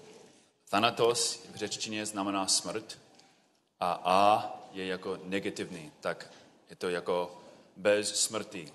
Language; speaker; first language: Czech; non-native, fluent; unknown